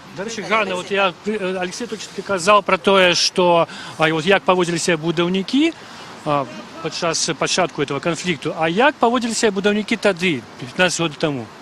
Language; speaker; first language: Belarusian; non-native, local second language; Russian